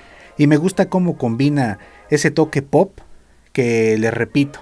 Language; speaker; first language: Spanish; native; Spanish